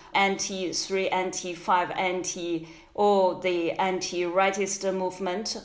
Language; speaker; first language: English; non-native, fluent; Chinese